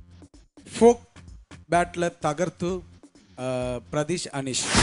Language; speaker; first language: Malayalam; non-native, local second language; Tamil